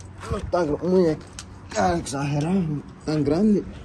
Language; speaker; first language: Spanish; early bilingual, heritage; Spanish